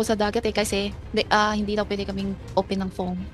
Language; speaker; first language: Filipino; non-native, learner; Chinese